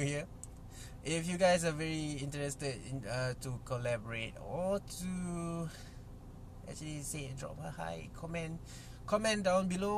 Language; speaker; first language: English; non-native, local second language; Malay